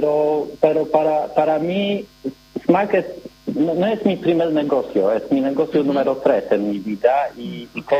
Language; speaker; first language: Spanish; non-native, learner; Polish